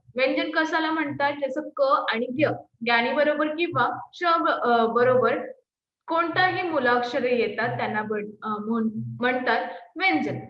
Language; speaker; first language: Marathi; non-native, local second language; Hindi